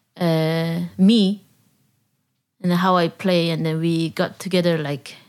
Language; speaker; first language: English; non-native, learner; Korean